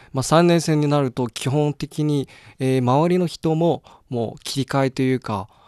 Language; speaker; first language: Japanese; non-native, fluent; Chinese